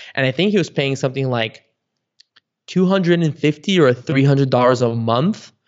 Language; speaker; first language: English; early bilingual, other home language; Bulgarian